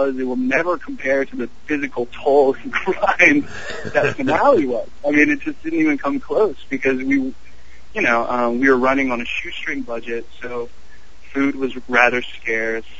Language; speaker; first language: English; native; English